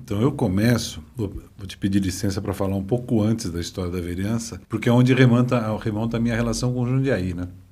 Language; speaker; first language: Portuguese; native; Portuguese